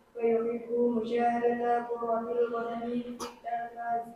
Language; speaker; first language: Arabic; non-native, learner; Indonesian